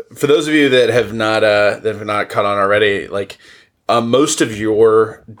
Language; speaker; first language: English; native; English